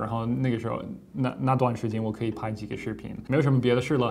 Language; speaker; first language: Chinese; non-native, fluent; English